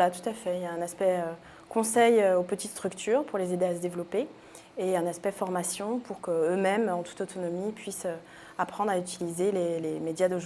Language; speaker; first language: French; native; French